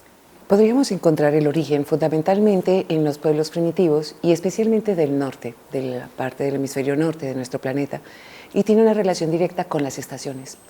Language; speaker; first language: Spanish; native; Spanish